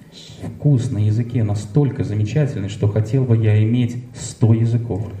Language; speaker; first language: Russian; native; Russian